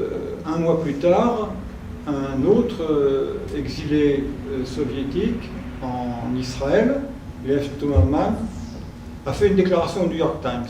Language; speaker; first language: French; native; French